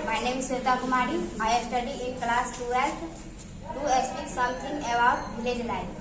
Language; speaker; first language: English; non-native, learner; Hindi